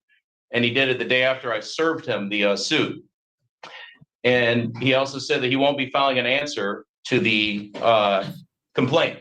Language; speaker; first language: English; native; English